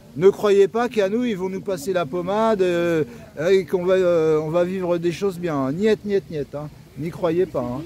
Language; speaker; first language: French; native; French